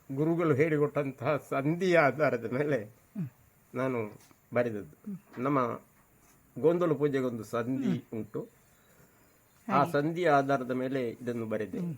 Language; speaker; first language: Kannada; non-native, local second language; Marathi